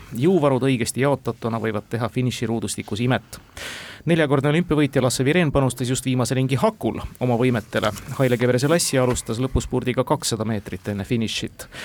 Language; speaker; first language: Estonian; native; Estonian